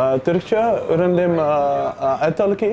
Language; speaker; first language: Turkish; non-native, learner; Dutch